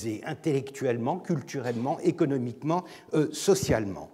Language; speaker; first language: French; non-native, fluent; Turkish